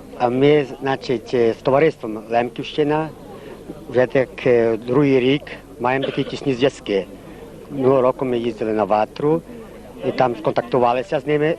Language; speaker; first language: Ukrainian; native; Ukrainian